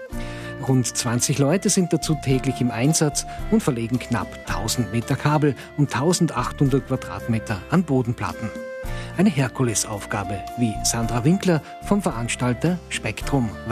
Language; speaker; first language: German; native; German